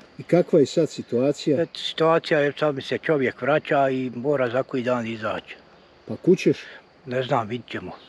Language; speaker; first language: Bosnian; native; Bosnian